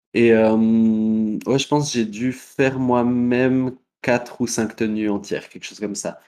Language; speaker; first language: French; native; French